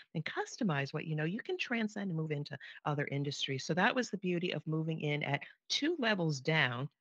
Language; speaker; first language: English; native; English